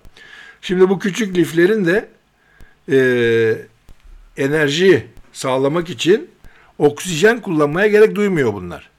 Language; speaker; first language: Turkish; native; Turkish